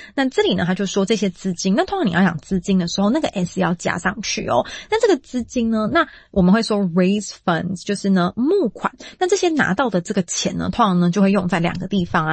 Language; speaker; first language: Chinese; native; Chinese